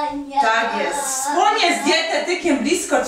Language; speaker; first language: Polish; native; Polish